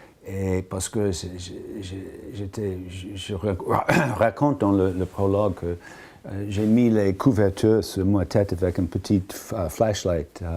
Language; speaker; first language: French; non-native, fluent; English